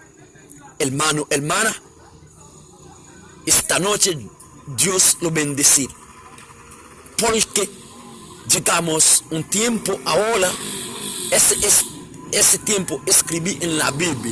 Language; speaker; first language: Spanish; non-native, learner; Haitian Creole